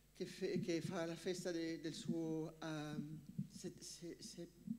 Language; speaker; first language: Italian; non-native, fluent; French